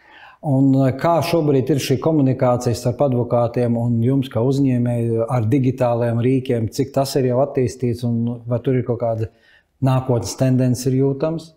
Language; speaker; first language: Latvian; native; Latvian